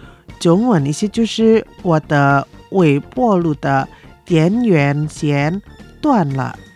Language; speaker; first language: Chinese; non-native, local second language; Indonesian